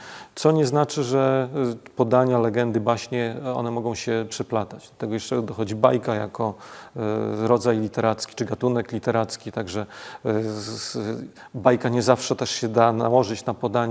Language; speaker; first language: Polish; native; Polish